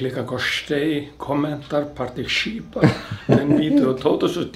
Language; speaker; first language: Portuguese; non-native, learner; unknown